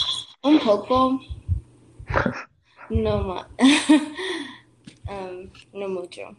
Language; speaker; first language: Spanish; non-native, learner; English